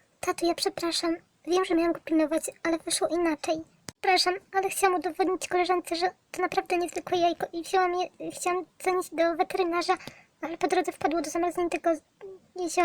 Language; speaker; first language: Polish; native; Polish